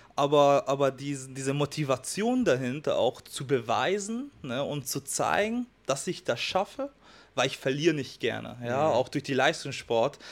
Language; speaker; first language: German; non-native, fluent; Hungarian